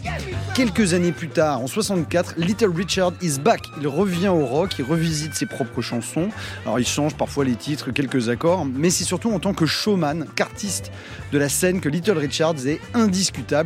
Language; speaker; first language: French; native; French